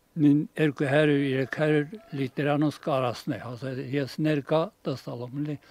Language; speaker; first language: Armenian; native; Armenian